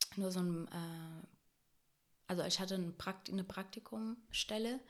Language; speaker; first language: German; early bilingual, other home language; Portuguese